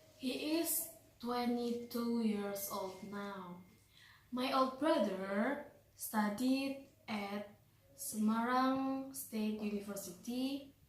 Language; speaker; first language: English; non-native, learner; Indonesian